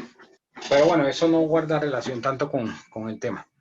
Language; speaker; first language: Spanish; native; Spanish